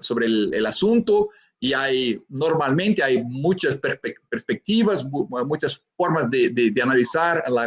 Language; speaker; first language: Spanish; non-native, fluent; Portuguese